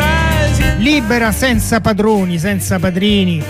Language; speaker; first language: Italian; native; Italian